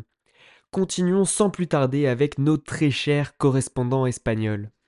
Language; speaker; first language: French; native; French